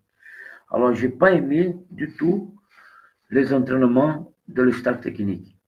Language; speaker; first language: French; non-native, fluent; Portuguese